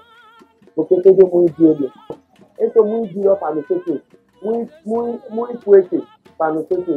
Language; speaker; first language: Spanish; non-native, learner; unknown